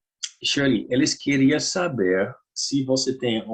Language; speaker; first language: Portuguese; non-native, learner; Dutch